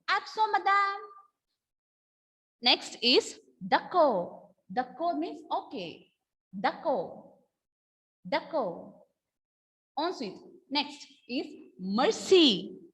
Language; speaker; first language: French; non-native, fluent; Malayalam